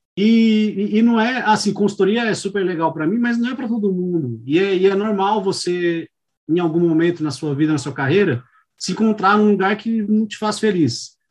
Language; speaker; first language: Portuguese; native; Portuguese